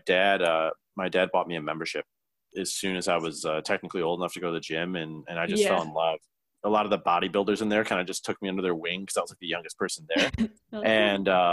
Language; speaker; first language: English; native; English